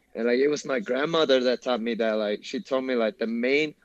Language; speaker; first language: English; early bilingual, other home language; Spanish